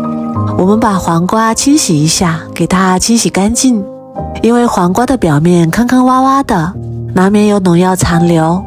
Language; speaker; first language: Chinese; native; Chinese